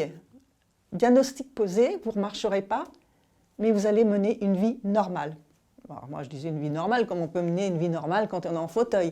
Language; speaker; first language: French; native; French